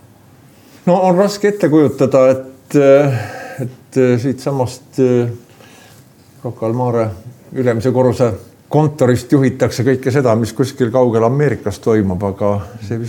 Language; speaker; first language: Estonian; native; Estonian